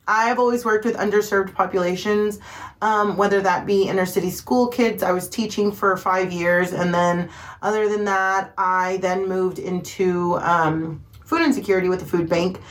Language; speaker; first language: English; early bilingual, other home language; Spanish